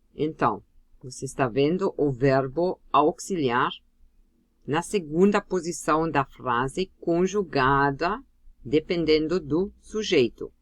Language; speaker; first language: Portuguese; non-native, fluent; German